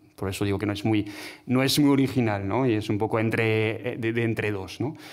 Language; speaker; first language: Spanish; non-native, fluent; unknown